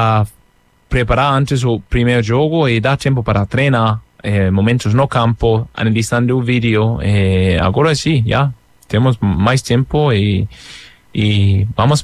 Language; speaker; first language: Portuguese; non-native, fluent; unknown